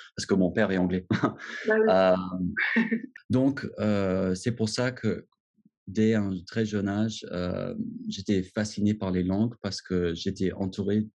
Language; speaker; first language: French; non-native, fluent; English